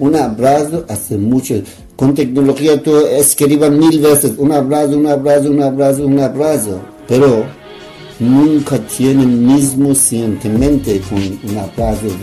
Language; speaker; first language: Spanish; non-native, learner; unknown